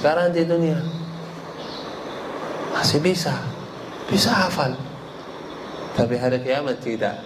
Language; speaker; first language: Indonesian; non-native, learner; Arabic